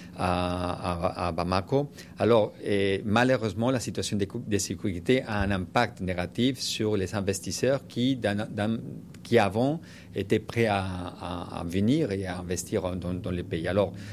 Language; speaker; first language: French; non-native, fluent; Spanish